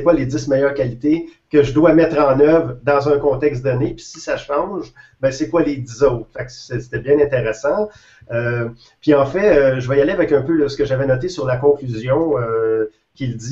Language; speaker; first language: French; native; French